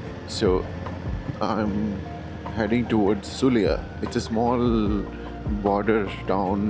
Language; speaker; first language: English; non-native, local second language; Malayalam